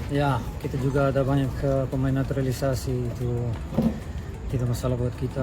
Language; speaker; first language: Indonesian; non-native, fluent; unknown